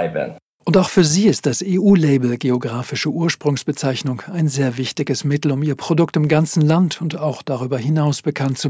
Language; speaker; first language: German; native; German